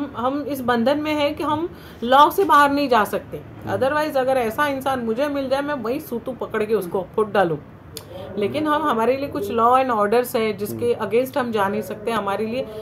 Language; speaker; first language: Hindi; non-native, local second language; Marathi